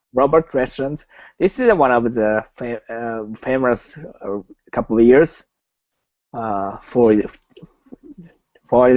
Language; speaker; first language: English; non-native, learner; Japanese